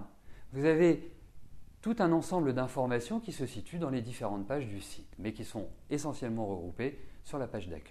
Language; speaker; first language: French; native; French